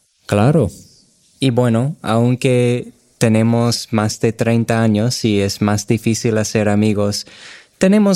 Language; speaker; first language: Spanish; non-native, fluent; English